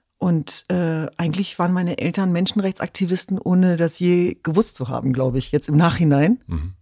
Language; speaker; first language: German; early bilingual, other home language; Kurdish